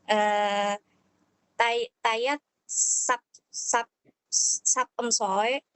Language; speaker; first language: Cantonese; non-native, learner; Indonesian